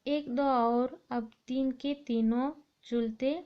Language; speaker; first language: Hindi; non-native, local second language; Kannada